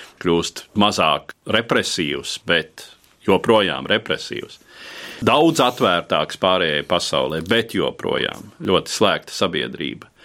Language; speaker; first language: Latvian; native; Latvian